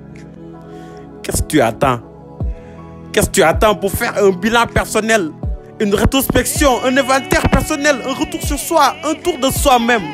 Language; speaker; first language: French; non-native, local second language; Wolof